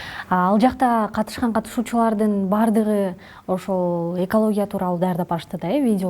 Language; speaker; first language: Kyrgyz; native; Kyrgyz